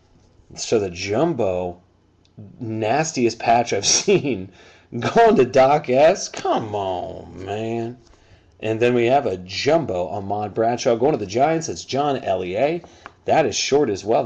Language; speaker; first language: English; native; English